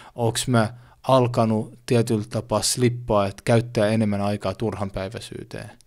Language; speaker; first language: Finnish; early bilingual, other home language; Oromo